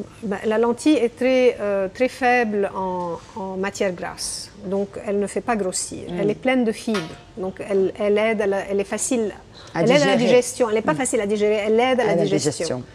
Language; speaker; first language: French; non-native, local second language; Arabic